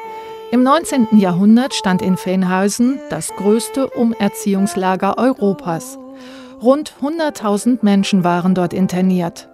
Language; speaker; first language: German; native; German